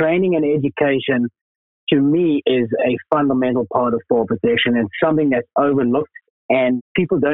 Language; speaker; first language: English; native; English